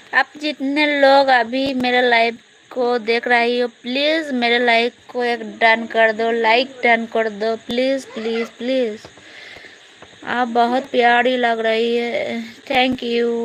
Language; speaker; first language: Hindi; non-native, local second language; Bangla